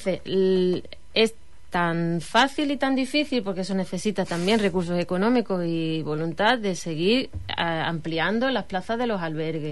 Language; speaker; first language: Spanish; native; Spanish